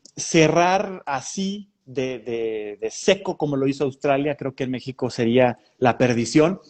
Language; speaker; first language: Spanish; native; Spanish